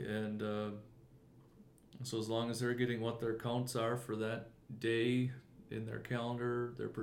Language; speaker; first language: English; native; English